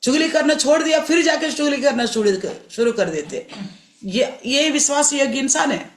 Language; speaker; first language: Hindi; non-native, local second language; Telugu